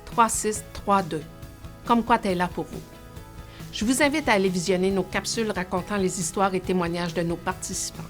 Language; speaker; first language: French; native; French